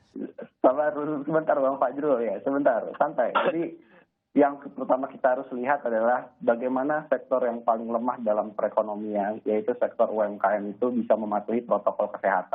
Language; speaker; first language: Indonesian; native; Indonesian